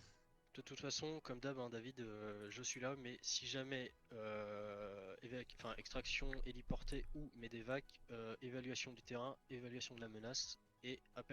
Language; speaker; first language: French; native; French